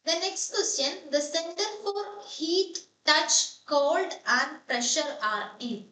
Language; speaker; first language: English; non-native, local second language; Malayalam